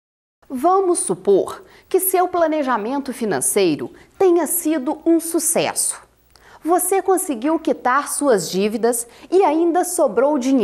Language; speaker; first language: Portuguese; native; Portuguese